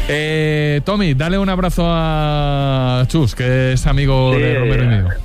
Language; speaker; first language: Spanish; native; Spanish